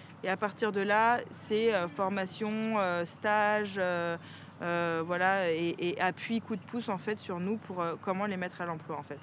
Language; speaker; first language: French; native; French